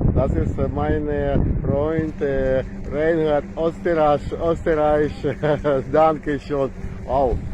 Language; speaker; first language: German; non-native, learner; Ukrainian